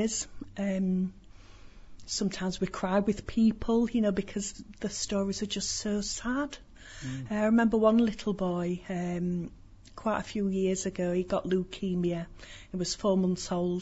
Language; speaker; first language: English; native; English